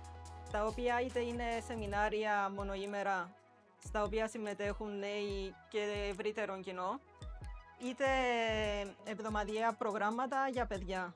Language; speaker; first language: Greek; native; Greek